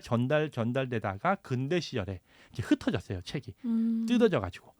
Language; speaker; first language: Korean; native; Korean